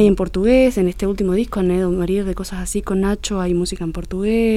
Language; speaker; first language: Spanish; native; Spanish